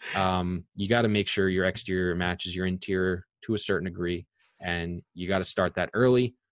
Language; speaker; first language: English; native; English